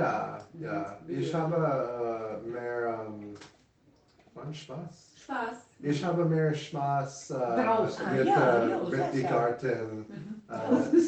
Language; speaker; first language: German; non-native, learner; English